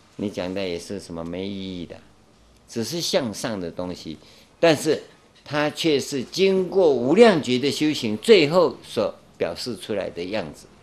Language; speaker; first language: Chinese; non-native, local second language; Min Nan Chinese